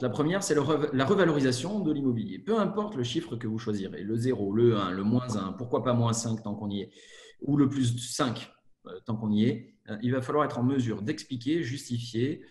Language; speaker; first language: French; native; French